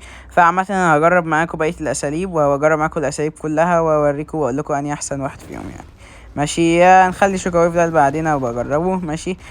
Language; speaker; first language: Arabic; native; Arabic